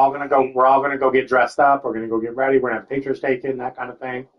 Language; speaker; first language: English; native; English